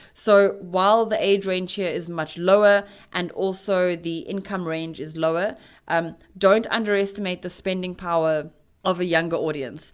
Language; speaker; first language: English; native; English